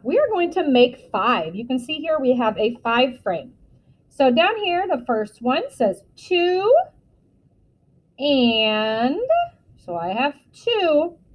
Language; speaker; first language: English; native; English